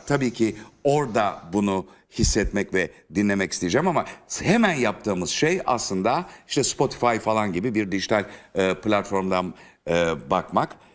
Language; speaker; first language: Turkish; native; Turkish